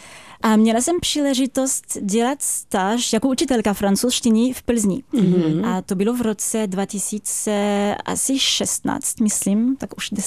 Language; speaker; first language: Czech; non-native, fluent; French